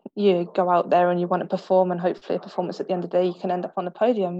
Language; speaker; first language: English; native; English